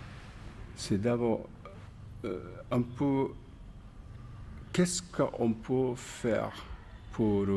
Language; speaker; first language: French; non-native, learner; Japanese